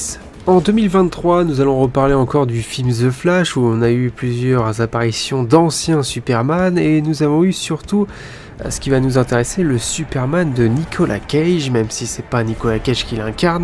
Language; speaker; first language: French; native; French